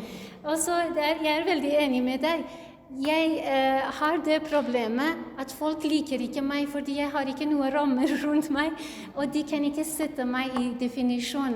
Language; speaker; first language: Norwegian; non-native, learner; Kurdish